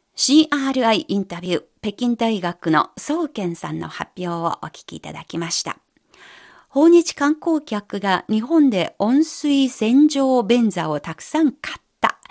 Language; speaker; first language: Japanese; non-native, fluent; Chinese